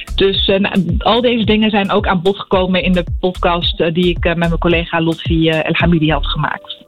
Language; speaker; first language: Dutch; early bilingual, other home language; Arabic